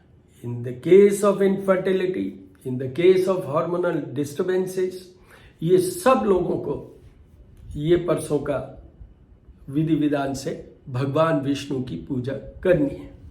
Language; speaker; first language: Hindi; native; Hindi